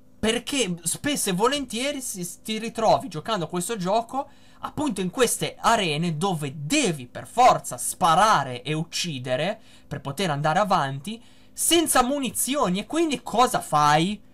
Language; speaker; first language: Italian; native; Italian